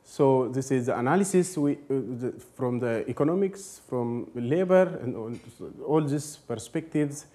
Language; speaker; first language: English; non-native, fluent; Amharic